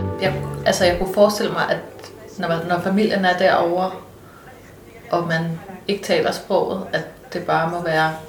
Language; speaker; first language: Danish; early bilingual, other home language; Arabic